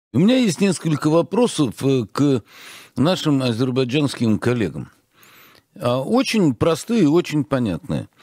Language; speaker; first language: Russian; native; Russian